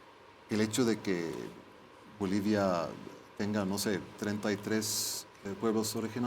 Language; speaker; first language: Spanish; non-native, fluent; Swedish